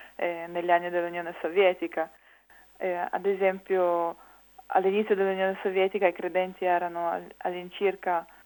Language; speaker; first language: Italian; non-native, fluent; Ukrainian